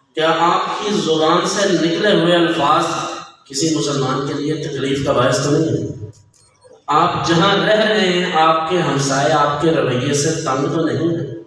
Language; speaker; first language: Urdu; non-native, local second language; Punjabi